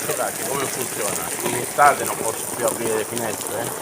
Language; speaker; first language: Italian; non-native, learner; Ukrainian